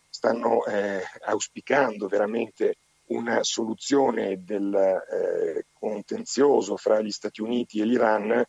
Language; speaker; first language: Italian; non-native, fluent; Spanish